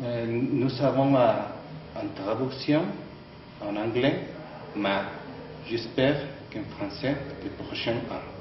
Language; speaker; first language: French; non-native, learner; Spanish